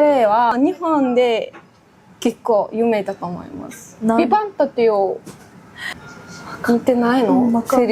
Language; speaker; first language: Japanese; non-native, fluent; Mongolian